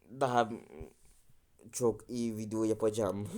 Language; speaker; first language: Turkish; non-native, learner; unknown